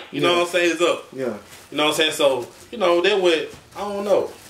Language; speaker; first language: English; native; English